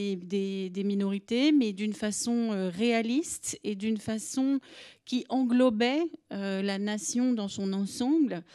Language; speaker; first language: French; native; French